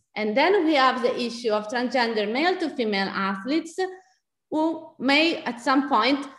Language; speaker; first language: English; non-native, fluent; Italian